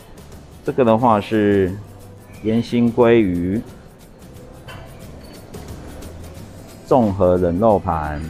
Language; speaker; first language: Chinese; native; Chinese